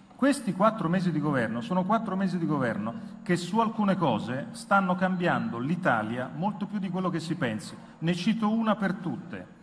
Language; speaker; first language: Italian; native; Italian